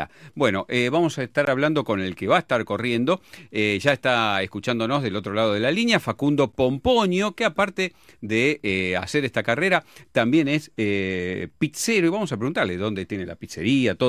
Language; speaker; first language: Spanish; native; Spanish